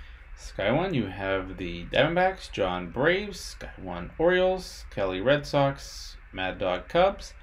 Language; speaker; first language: English; native; English